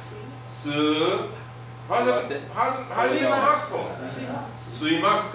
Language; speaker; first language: English; non-native, fluent; Japanese